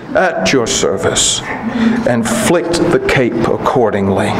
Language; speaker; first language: English; native; English